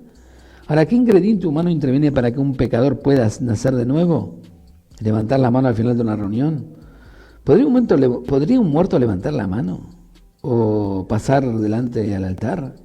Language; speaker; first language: Spanish; native; Spanish